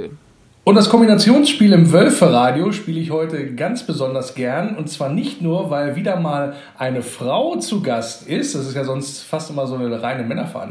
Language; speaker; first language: German; native; German